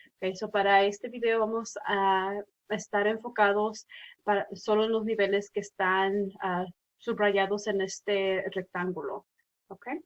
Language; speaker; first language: Spanish; early bilingual, heritage; Spanish